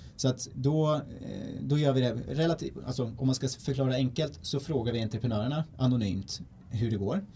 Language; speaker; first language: Swedish; native; Swedish